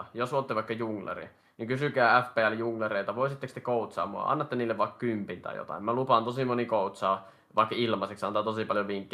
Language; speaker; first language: Finnish; native; Finnish